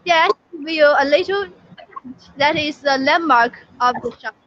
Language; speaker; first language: English; non-native, fluent; Chinese